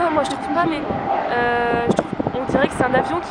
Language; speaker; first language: French; native; French